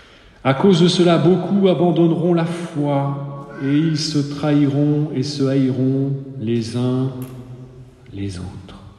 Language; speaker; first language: French; native; French